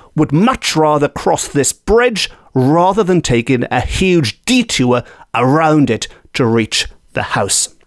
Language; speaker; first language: English; native; English